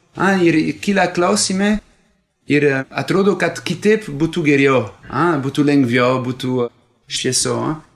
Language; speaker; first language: Lithuanian; non-native, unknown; French